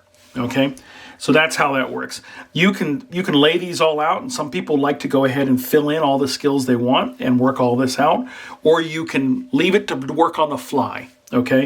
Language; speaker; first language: English; native; English